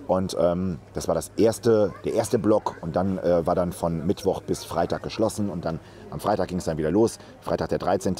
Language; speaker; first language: German; native; German